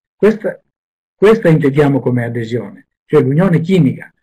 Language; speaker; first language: Italian; non-native, fluent; Greek